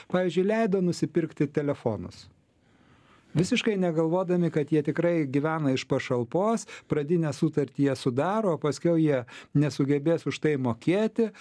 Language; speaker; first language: Lithuanian; native; Lithuanian